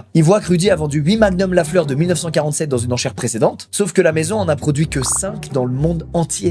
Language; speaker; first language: French; native; French